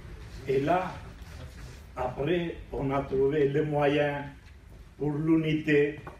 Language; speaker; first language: French; non-native, learner; Italian